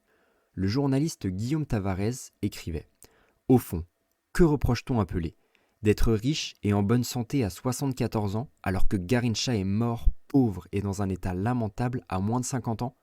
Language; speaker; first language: French; native; French